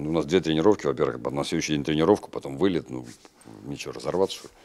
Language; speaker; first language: Russian; native; Russian